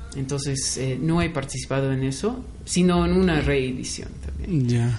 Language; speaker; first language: Spanish; non-native, fluent; English